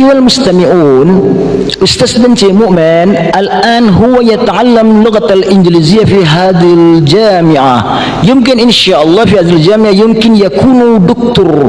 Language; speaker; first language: Arabic; non-native, learner; Indonesian